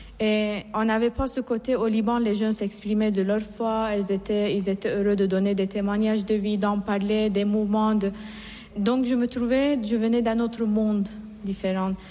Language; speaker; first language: French; non-native, fluent; Persian